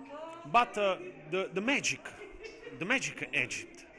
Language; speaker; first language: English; non-native, learner; Italian